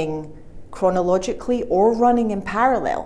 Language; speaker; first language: English; native; English